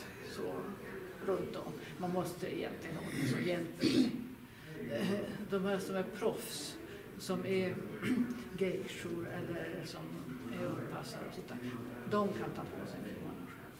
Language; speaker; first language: Swedish; native; Swedish